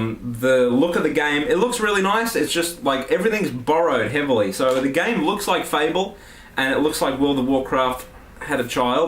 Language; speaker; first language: English; native; English